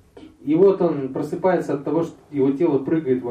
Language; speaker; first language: Russian; native; Russian